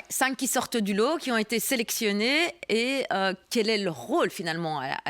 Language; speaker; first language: French; native; French